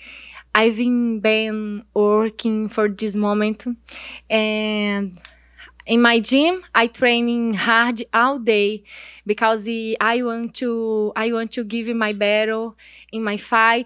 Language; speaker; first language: English; non-native, learner; Portuguese